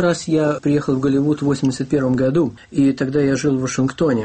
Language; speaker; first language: Russian; native; Russian